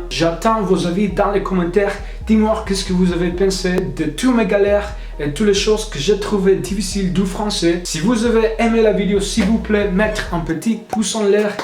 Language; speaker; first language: French; non-native, fluent; English